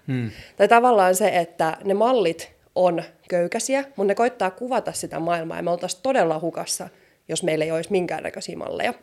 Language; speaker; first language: Finnish; native; Finnish